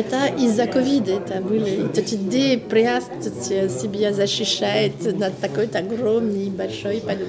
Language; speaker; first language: Russian; non-native, learner; French